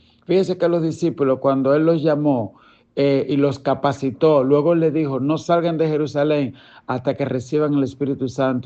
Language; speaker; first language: Spanish; native; Spanish